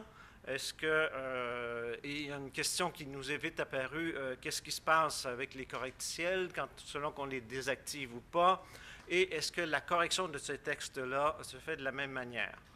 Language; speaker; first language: French; native; French